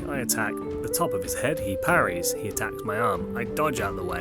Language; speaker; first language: English; native; English